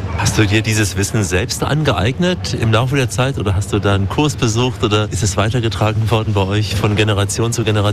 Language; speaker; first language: German; native; German